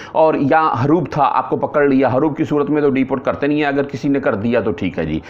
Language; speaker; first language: Urdu; non-native, local second language; Punjabi